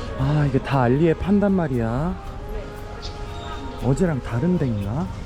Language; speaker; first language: Korean; native; Korean